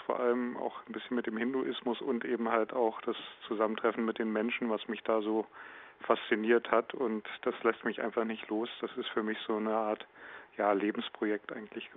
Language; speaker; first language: German; native; German